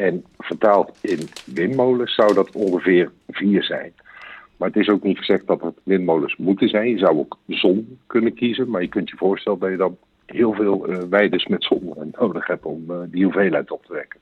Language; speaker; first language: Dutch; native; Dutch